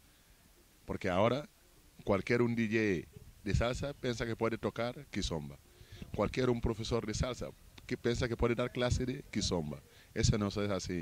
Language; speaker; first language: Spanish; non-native, fluent; Portuguese